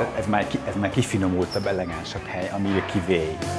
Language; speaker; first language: Hungarian; native; Hungarian